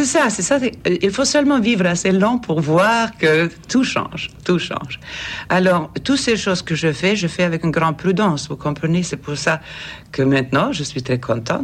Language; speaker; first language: French; non-native, fluent; Swedish